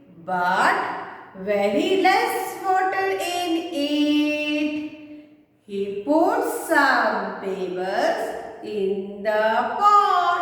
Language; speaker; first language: English; non-native, local second language; Hindi